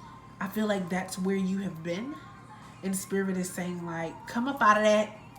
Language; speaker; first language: English; native; English